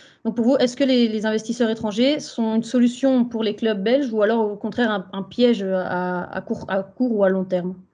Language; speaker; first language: French; native; French